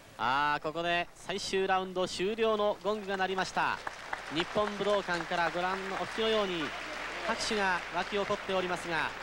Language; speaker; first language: Japanese; native; Japanese